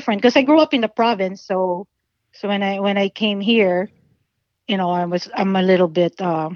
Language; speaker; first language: English; non-native, local second language; Filipino